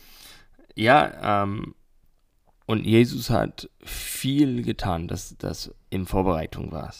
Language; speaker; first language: German; non-native, learner; English